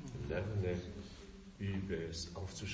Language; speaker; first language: German; non-native, fluent; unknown